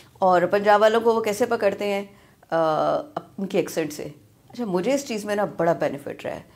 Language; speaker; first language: Urdu; non-native, local second language; Punjabi